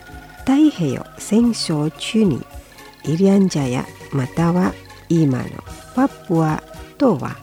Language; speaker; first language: Japanese; non-native, fluent; Indonesian